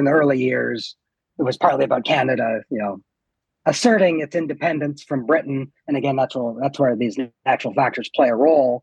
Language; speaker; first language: English; native; English